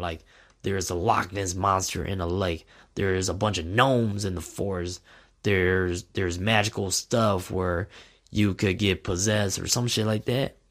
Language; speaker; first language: English; native; English